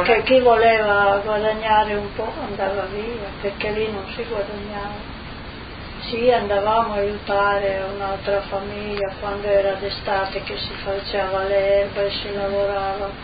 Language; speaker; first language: Italian; non-native, local second language; Slovenian